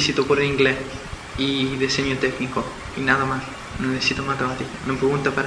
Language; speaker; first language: Spanish; early bilingual, heritage; Spanish